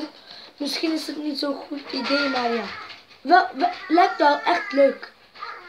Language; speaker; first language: Dutch; non-native, local second language; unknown